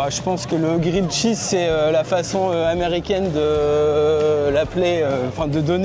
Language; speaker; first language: French; native; French